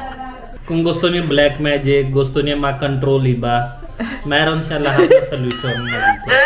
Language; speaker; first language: Filipino; non-native, learner; Hindi